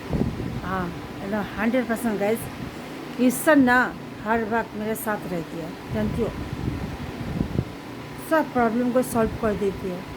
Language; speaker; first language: Hindi; non-native, local second language; Bangla